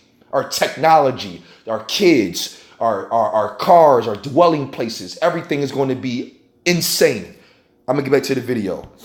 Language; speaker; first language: English; native; English